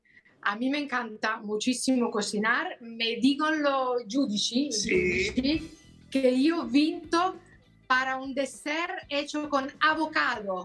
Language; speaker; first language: Spanish; non-native, learner; Italian